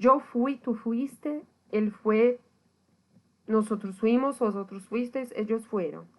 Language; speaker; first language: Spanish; non-native, fluent; Portuguese